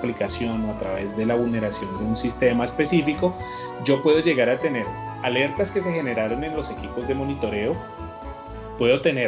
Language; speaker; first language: Spanish; native; Spanish